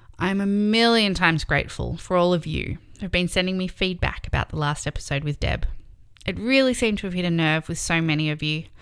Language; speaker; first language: English; native; English